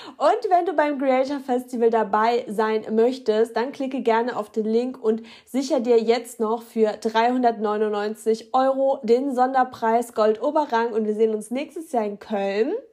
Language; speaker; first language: German; early bilingual, other home language; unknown